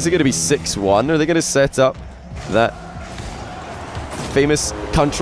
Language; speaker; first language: English; native; English